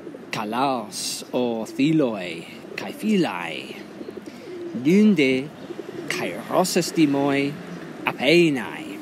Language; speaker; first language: Greek; non-native, fluent; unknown